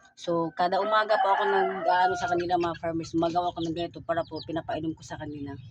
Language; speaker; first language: Filipino; non-native, local second language; Cebuano